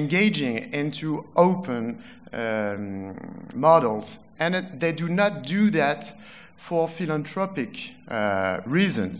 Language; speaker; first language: English; non-native, fluent; French